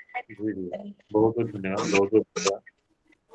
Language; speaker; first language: Hindi; native; Hindi